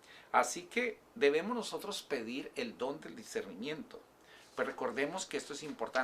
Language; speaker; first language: Spanish; native; Spanish